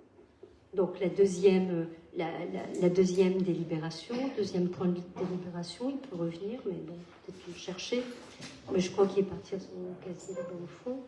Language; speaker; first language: French; native; French